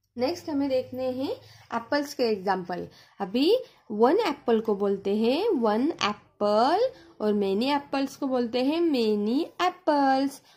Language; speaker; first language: Hindi; non-native, local second language; Marathi